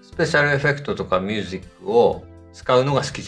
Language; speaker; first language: Japanese; native; Japanese